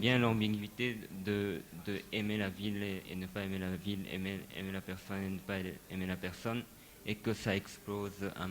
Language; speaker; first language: French; non-native, fluent; Japanese